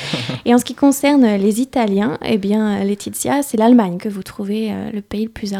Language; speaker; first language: French; native; French